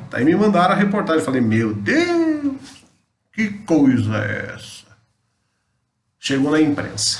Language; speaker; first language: Portuguese; native; Portuguese